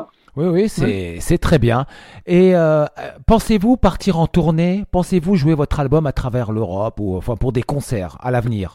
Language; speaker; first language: French; native; French